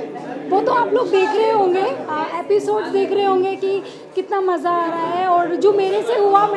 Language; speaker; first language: Hindi; native; Hindi